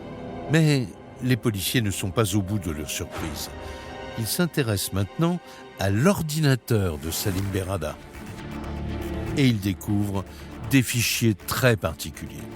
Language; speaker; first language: French; native; French